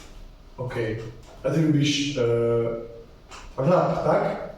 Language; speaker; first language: Polish; non-native, learner; French